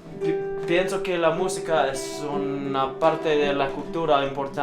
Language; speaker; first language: Spanish; non-native, learner; English